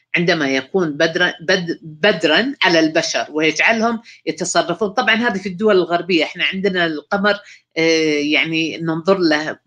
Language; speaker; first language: Arabic; native; Arabic